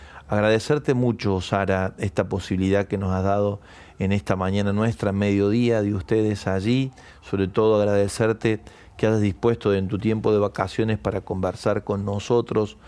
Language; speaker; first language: Spanish; native; Spanish